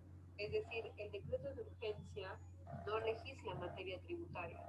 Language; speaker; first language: Spanish; native; Spanish